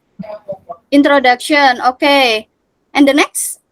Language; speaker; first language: English; non-native, fluent; Indonesian